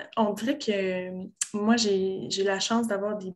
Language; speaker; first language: French; native; French